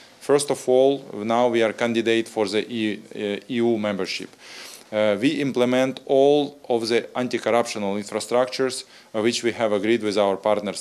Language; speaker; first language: English; non-native, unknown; Ukrainian